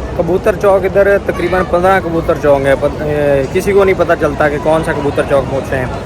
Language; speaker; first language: Urdu; non-native, local second language; Punjabi